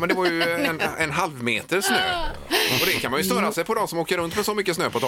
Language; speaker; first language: Swedish; native; Swedish